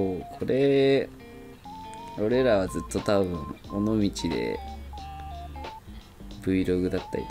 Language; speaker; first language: Japanese; native; Japanese